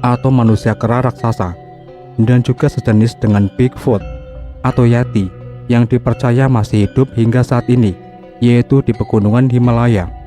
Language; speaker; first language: Indonesian; native; Indonesian